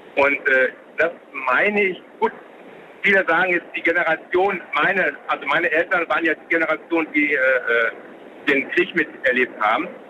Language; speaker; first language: German; native; German